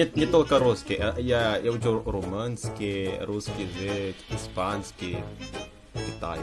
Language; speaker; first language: Russian; non-native, learner; Indonesian